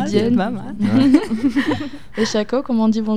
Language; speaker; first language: French; native; French